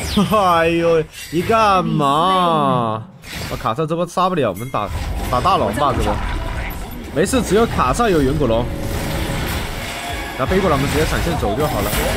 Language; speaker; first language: Chinese; native; Chinese